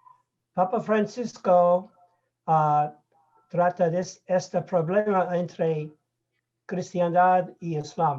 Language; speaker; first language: Spanish; non-native, learner; English